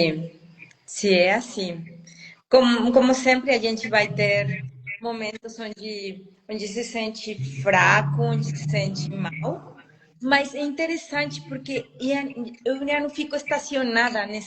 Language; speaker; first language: Portuguese; non-native, fluent; Spanish